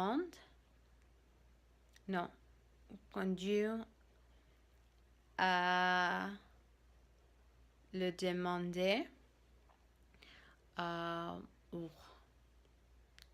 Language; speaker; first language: French; non-native, learner; English